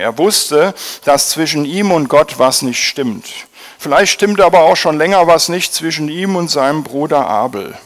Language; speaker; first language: German; native; German